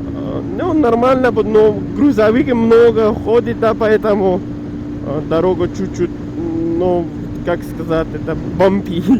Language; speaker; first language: Russian; non-native, learner; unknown